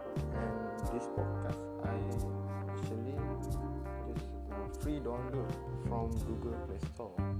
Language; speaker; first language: English; non-native, learner; Malay